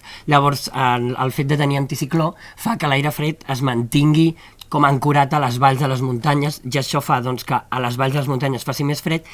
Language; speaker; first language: Catalan; native; Catalan